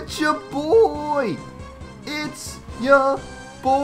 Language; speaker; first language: English; native; English